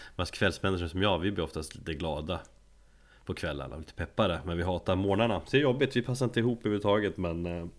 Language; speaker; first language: Swedish; native; Swedish